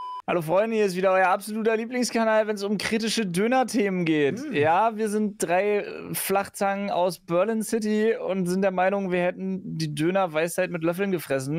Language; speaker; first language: German; native; German